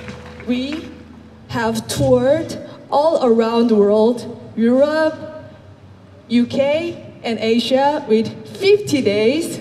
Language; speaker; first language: English; non-native, fluent; Korean